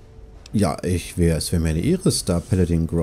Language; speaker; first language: German; native; German